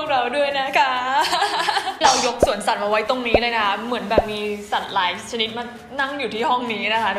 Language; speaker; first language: Thai; native; Thai